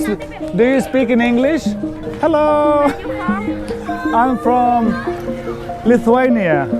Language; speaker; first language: English; non-native, fluent; Lithuanian